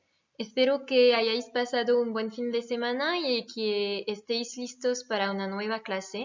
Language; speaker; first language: Spanish; non-native, fluent; French